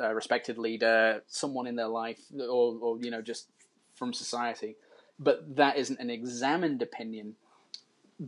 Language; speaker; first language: English; native; English